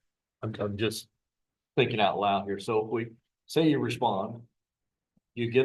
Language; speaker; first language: English; native; English